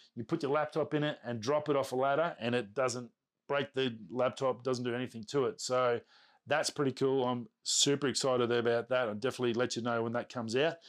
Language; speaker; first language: English; native; English